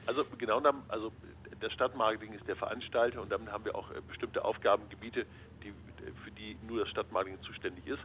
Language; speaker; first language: German; native; German